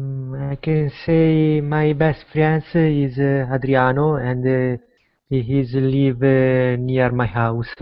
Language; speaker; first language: English; non-native, learner; Italian